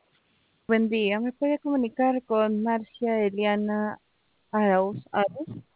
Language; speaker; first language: Spanish; native; Spanish